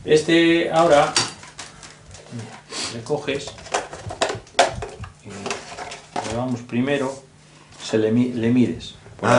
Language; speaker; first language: Spanish; native; Spanish